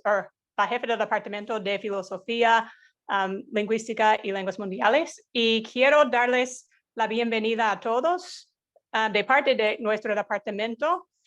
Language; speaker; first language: Spanish; non-native, fluent; English